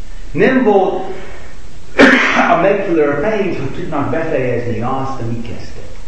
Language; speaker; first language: Hungarian; non-native, fluent; English